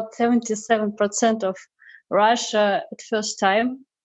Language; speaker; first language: English; non-native, learner; Russian